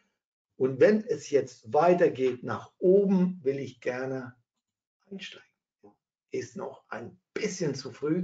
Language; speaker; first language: German; non-native, fluent; Dutch